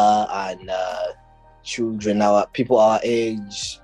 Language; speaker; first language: English; non-native, local second language; Ganda